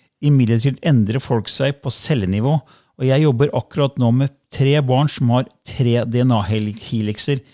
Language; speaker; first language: Norwegian; native; Norwegian